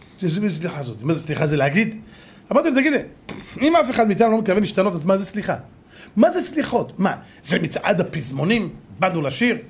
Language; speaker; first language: Hebrew; native; Hebrew